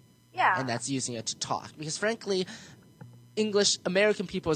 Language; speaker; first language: English; native; English